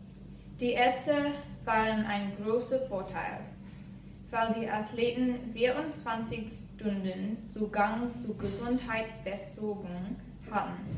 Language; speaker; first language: German; non-native, learner; English